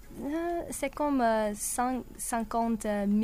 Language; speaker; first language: French; non-native, learner; English